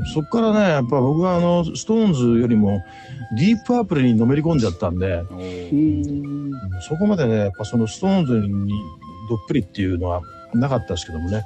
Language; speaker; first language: Japanese; native; Japanese